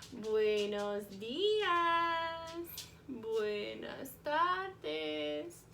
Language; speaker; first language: Spanish; non-native, fluent; English